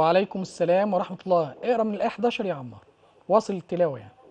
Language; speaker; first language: Arabic; native; Arabic